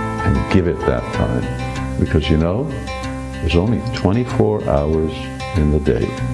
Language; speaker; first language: English; early bilingual, other home language; Hungarian